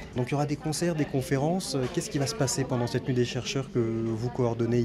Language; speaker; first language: French; native; French